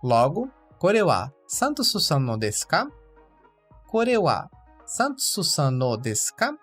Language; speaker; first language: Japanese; non-native, learner; Portuguese